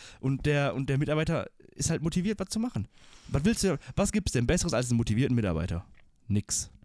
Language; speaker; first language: German; early bilingual, other home language; Turkish